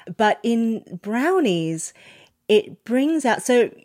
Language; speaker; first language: English; non-native, local second language; Cantonese